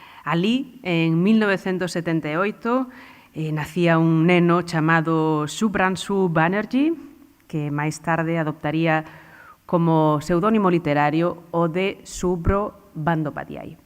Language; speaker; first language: Galician; native; Galician